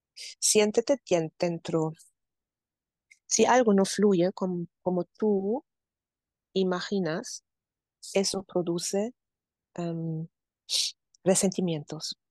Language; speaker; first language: Spanish; non-native, fluent; German